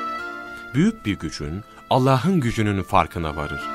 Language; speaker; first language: Turkish; native; Turkish